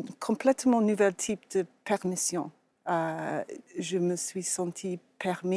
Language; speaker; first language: French; non-native, fluent; English